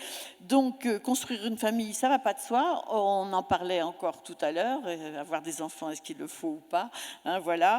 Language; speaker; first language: French; native; French